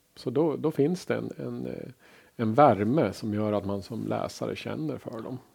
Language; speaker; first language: Swedish; native; Swedish